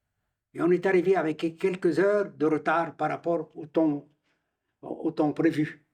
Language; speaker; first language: French; non-native, local second language; Arabic